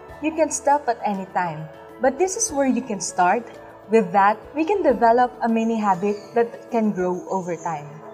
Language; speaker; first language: English; non-native, local second language; Filipino